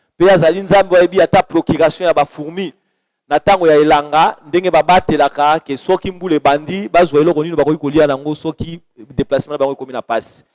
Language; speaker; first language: Lingala; native; Lingala